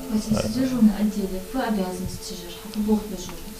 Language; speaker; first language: Russian; native; Russian